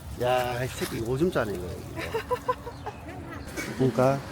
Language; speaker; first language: Korean; native; Korean